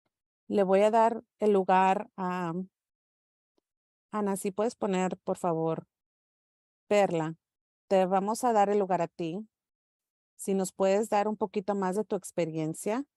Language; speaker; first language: Spanish; early bilingual, heritage; English